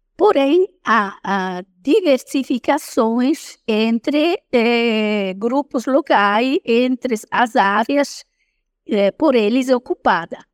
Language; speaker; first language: Portuguese; non-native, fluent; Italian